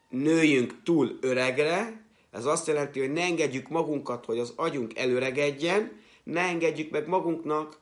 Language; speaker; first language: Hungarian; native; Hungarian